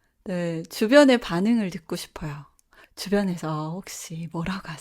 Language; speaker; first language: Korean; native; Korean